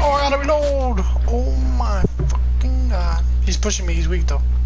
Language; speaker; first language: English; early bilingual, other home language; Spanish